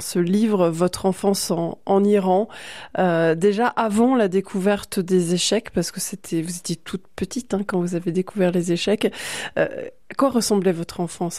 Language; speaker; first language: French; native; French